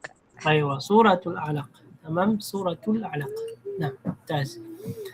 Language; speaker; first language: Arabic; non-native, fluent; Filipino